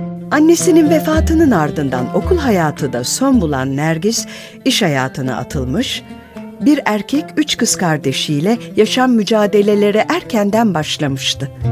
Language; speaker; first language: Turkish; native; Turkish